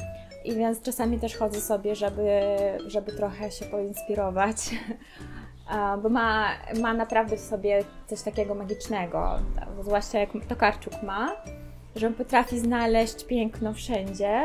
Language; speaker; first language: Polish; non-native, fluent; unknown